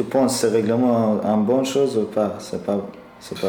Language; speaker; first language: French; non-native, learner; Persian